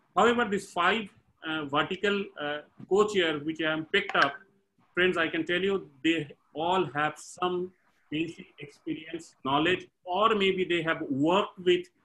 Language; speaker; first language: English; non-native, local second language; Bangla